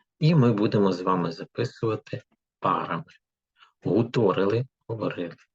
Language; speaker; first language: Ukrainian; native; Ukrainian